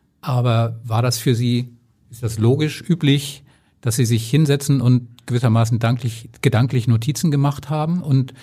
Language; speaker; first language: German; native; German